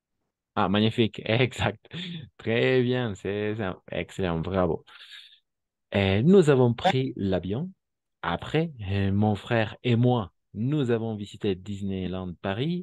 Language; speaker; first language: French; non-native, fluent; Spanish